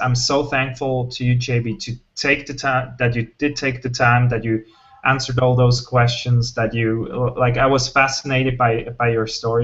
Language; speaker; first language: English; non-native, fluent; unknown